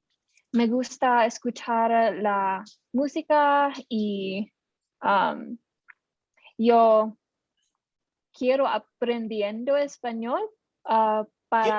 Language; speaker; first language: Spanish; non-native, learner; Filipino